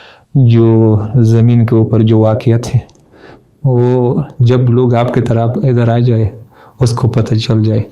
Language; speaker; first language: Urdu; non-native, learner; Pashto